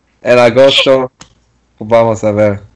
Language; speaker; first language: Spanish; non-native, learner; English